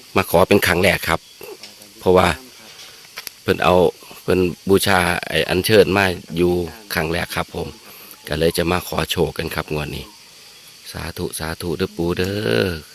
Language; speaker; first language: Thai; native; Thai